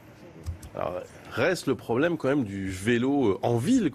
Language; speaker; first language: French; native; French